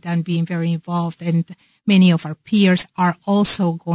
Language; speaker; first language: English; non-native, fluent; Spanish